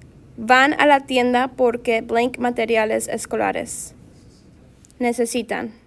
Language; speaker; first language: Spanish; non-native, fluent; English